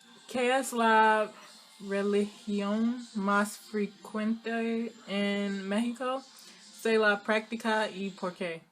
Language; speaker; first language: Spanish; non-native, learner; English